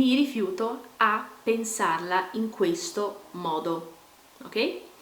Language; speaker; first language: Italian; non-native, fluent; Portuguese